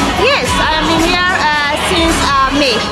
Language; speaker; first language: English; non-native, learner; Azerbaijani